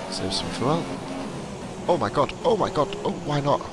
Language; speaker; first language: English; native; English